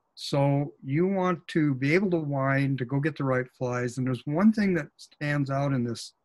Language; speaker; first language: English; native; English